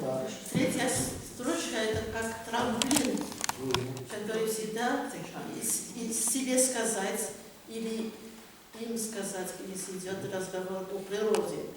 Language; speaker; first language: Russian; non-native, fluent; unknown